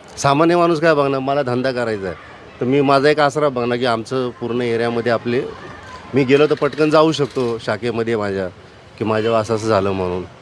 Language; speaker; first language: Marathi; native; Marathi